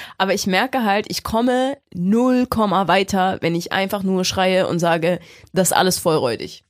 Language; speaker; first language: German; native; German